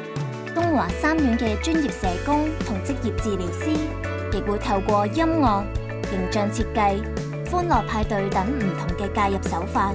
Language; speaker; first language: Cantonese; native; Cantonese